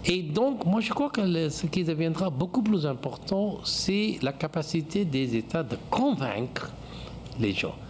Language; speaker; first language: French; non-native, fluent; English